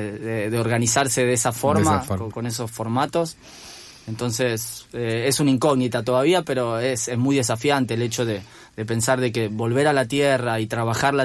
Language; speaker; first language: Spanish; native; Spanish